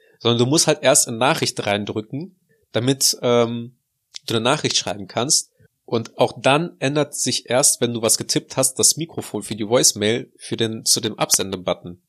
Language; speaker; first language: German; early bilingual, other home language; Russian